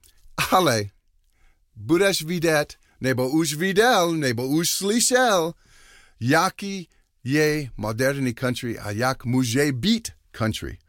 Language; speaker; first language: Czech; non-native, learner; English